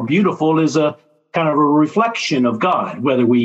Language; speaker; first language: English; native; English